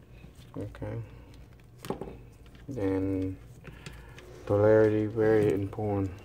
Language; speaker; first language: English; non-native, fluent; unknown